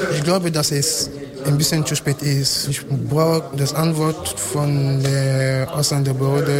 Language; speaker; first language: German; non-native, fluent; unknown